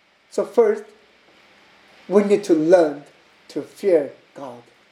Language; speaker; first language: English; non-native, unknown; Korean